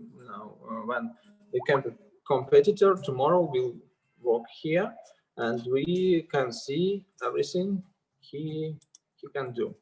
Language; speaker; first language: English; non-native, learner; Russian